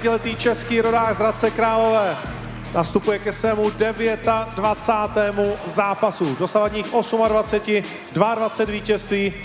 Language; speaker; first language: Czech; native; Czech